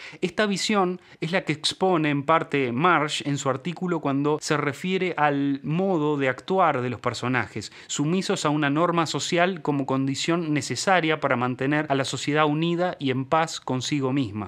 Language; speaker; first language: Spanish; native; Spanish